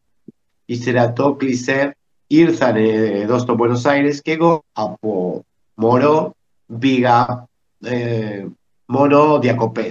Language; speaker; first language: Greek; early bilingual, heritage; Spanish